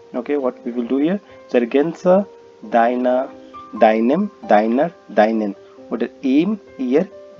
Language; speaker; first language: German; non-native, fluent; Hindi